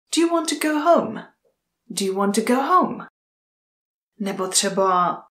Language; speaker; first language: English; non-native, fluent; Czech